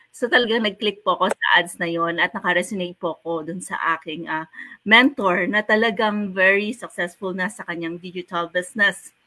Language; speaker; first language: Filipino; native; Filipino